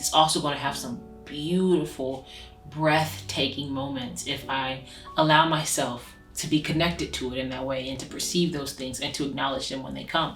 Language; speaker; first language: English; native; English